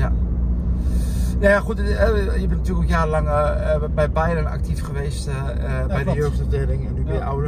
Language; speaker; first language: Dutch; native; Dutch